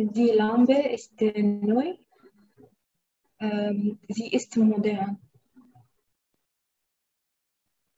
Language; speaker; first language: German; non-native, learner; Arabic